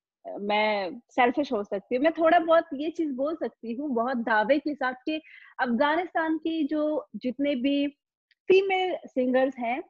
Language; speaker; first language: Hindi; non-native, fluent; Pashto